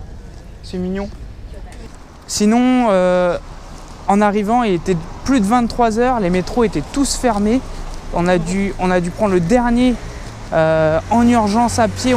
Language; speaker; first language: French; native; French